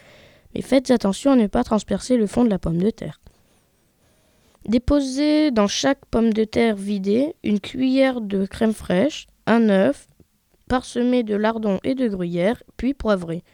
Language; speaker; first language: French; native; French